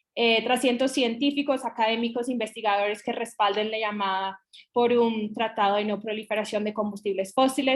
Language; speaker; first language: Spanish; non-native, fluent; English